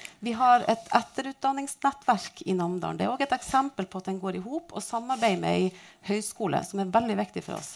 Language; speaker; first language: Norwegian; native; Norwegian